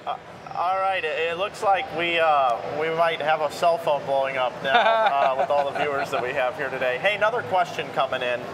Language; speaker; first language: English; native; English